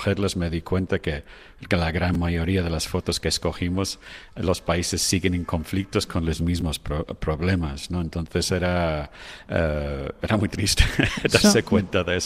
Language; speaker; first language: Spanish; non-native, fluent; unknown